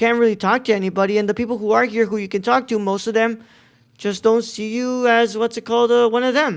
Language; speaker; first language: English; native; English